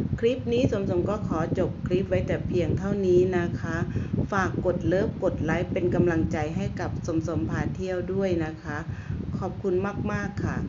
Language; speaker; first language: Thai; native; Thai